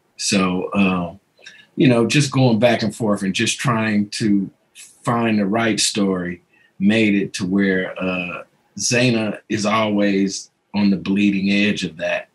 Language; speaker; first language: English; native; English